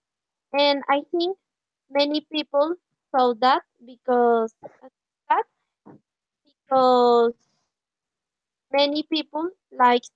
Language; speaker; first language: English; non-native, learner; Spanish